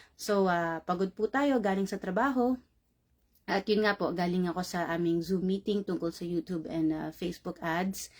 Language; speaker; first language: Filipino; native; Filipino